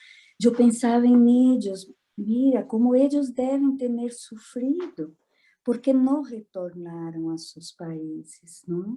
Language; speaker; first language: Spanish; non-native, fluent; Portuguese